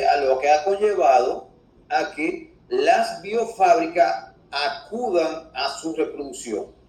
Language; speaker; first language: Spanish; native; Spanish